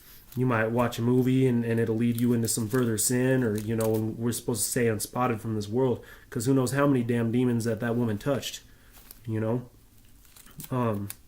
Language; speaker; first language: English; native; English